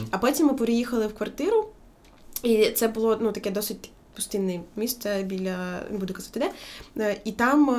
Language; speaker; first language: Ukrainian; native; Ukrainian